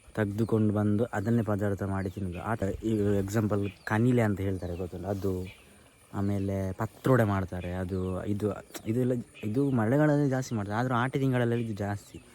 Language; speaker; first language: Kannada; non-native, local second language; Tulu